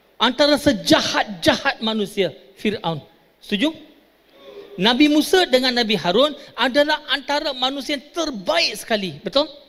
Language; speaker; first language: Malay; non-native, local second language; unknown